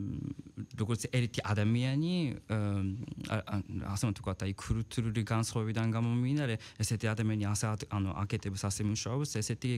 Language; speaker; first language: Georgian; non-native, fluent; Japanese